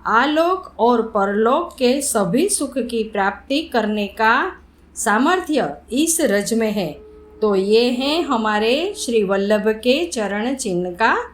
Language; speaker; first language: Hindi; non-native, local second language; Gujarati